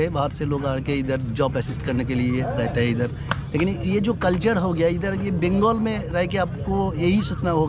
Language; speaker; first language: Hindi; non-native, local second language; Bangla